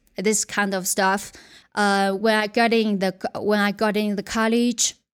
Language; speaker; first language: English; non-native, fluent; Chinese